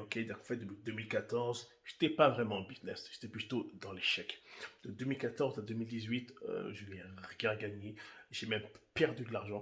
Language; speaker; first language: French; native; French